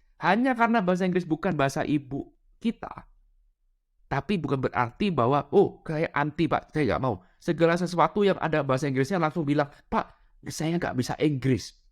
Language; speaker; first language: Indonesian; non-native, local second language; Madurese